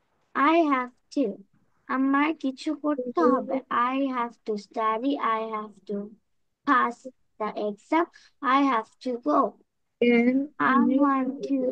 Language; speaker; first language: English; non-native, learner; Bangla